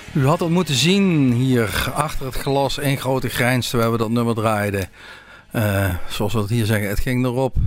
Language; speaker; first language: Dutch; native; Dutch